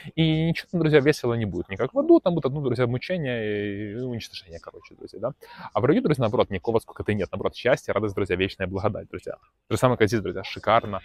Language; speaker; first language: Russian; native; Russian